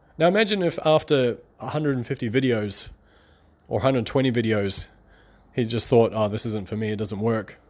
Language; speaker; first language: English; native; English